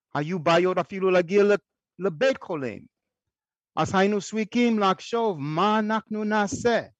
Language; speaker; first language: Hebrew; non-native, fluent; English